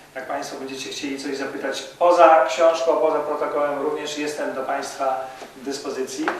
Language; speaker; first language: Polish; native; Polish